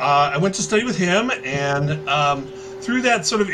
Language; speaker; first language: English; native; English